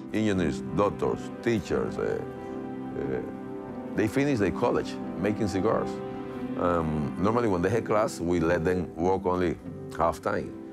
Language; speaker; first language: English; non-native, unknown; Spanish